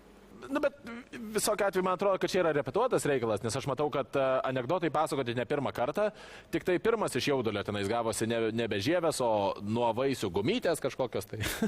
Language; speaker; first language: Lithuanian; native; Lithuanian